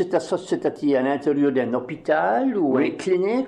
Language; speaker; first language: French; native; French